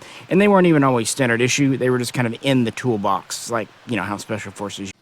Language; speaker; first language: English; native; English